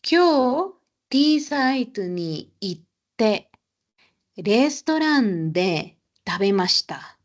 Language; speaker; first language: Japanese; non-native, fluent; Spanish